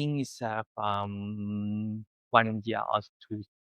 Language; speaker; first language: English; non-native, learner; Thai